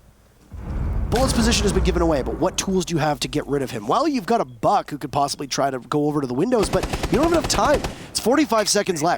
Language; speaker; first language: English; native; English